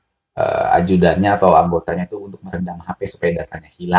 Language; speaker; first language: Indonesian; native; Indonesian